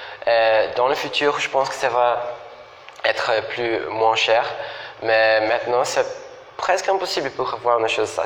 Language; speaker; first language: French; non-native, fluent; Portuguese